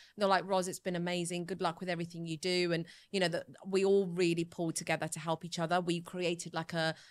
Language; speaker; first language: English; early bilingual, other home language; Italian